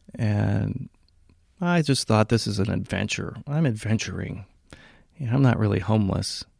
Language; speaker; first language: English; native; English